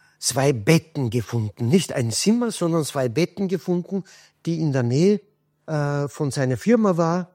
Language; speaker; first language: German; non-native, fluent; Kurdish